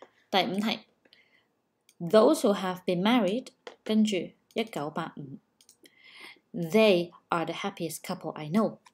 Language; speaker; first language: English; non-native, local second language; Cantonese